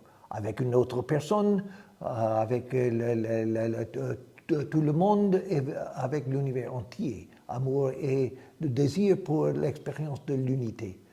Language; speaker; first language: French; non-native, fluent; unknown